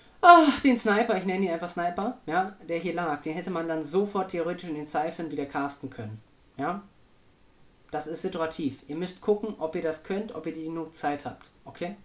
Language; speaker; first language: German; native; German